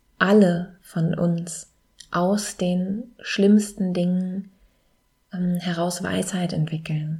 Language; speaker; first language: German; native; German